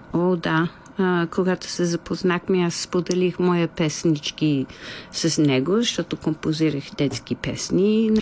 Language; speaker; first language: Bulgarian; non-native, fluent; English